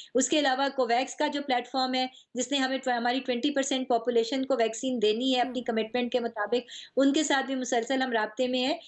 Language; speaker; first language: Urdu; native; Urdu